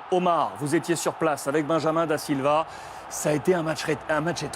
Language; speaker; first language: French; native; French